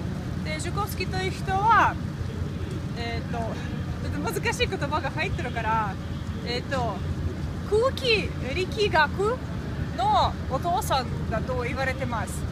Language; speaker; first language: Japanese; non-native, fluent; Russian